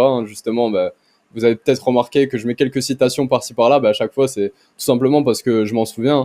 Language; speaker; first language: French; native; French